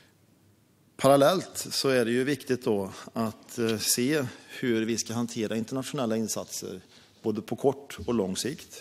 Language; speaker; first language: Swedish; native; Swedish